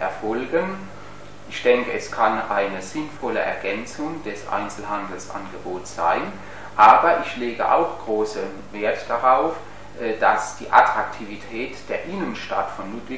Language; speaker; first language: German; native; German